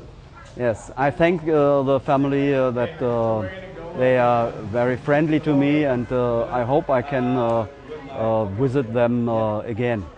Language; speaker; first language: English; non-native, learner; German